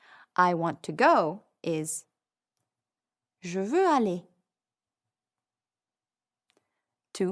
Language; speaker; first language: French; non-native, fluent; English